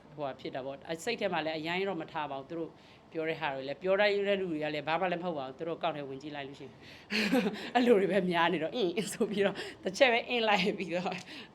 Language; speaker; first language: Burmese; native; Burmese